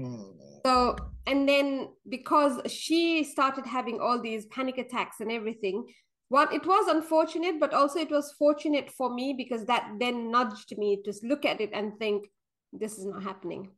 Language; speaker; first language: English; non-native, local second language; Nepali